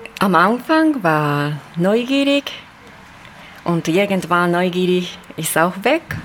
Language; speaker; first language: German; non-native, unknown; Japanese